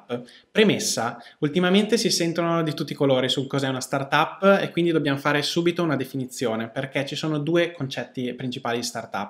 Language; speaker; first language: Italian; native; Italian